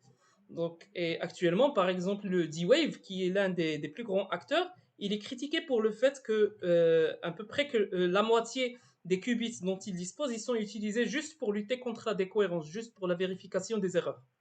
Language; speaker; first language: French; non-native, local second language; Arabic